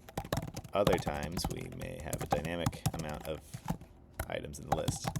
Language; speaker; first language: English; native; English